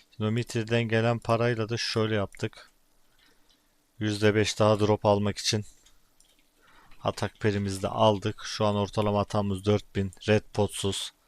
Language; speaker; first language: Turkish; native; Turkish